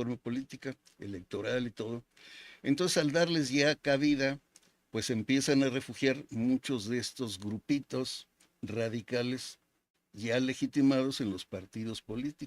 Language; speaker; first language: Spanish; native; Spanish